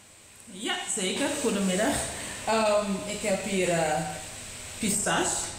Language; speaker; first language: Dutch; non-native, local second language; Papiamento